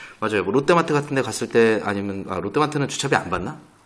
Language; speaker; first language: Korean; native; Korean